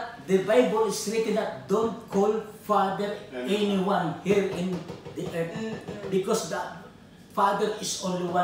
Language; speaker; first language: English; non-native, learner; Filipino